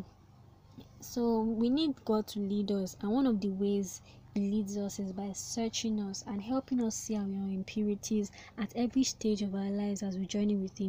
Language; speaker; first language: English; non-native, local second language; Yoruba